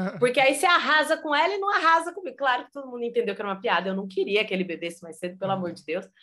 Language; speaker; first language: Portuguese; early bilingual, heritage; Portuguese